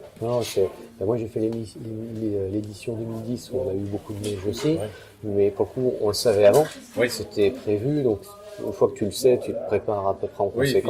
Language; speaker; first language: French; native; French